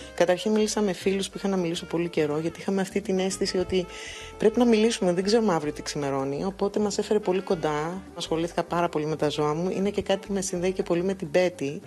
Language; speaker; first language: Greek; early bilingual, other home language; English